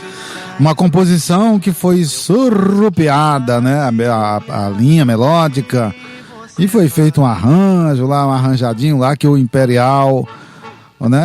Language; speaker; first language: Portuguese; native; Portuguese